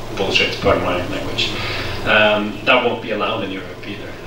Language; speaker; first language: English; non-native, fluent; Norwegian